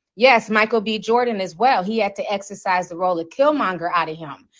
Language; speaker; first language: English; native; English